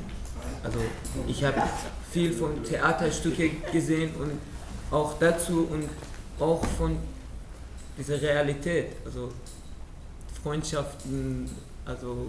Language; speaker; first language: German; non-native, learner; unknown